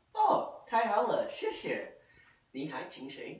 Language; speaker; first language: Chinese; non-native, learner; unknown